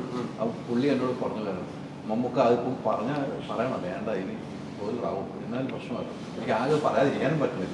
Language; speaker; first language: Malayalam; native; Malayalam